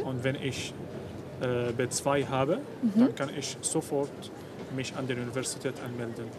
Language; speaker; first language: German; non-native, learner; Adyghe